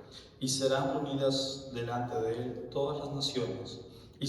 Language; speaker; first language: Spanish; native; Spanish